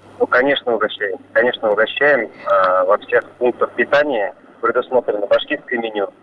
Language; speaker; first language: Russian; non-native, local second language; Bashkir